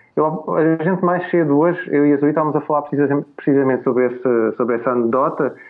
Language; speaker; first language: Portuguese; native; Portuguese